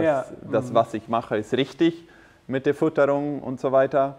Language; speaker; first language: German; non-native, fluent; Swedish